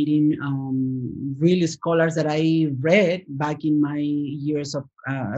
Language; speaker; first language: English; non-native, fluent; Spanish